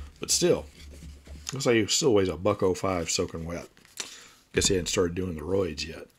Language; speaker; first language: English; native; English